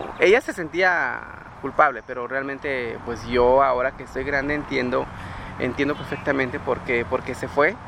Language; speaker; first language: Spanish; native; Spanish